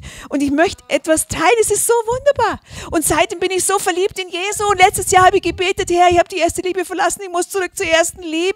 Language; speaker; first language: German; native; German